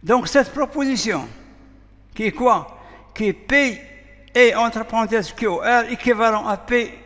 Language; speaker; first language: French; non-native, local second language; Arabic